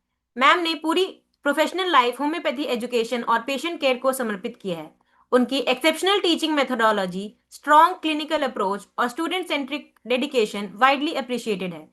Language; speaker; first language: Hindi; native; Hindi